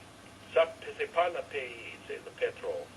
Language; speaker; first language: French; non-native, fluent; English